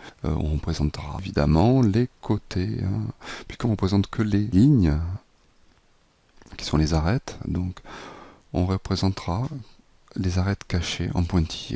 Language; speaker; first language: French; native; French